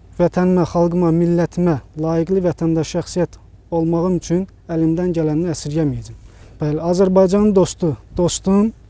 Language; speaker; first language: Azerbaijani; non-native, local second language; Avaric